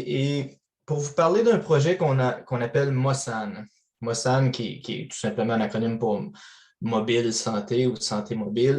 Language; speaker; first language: French; native; French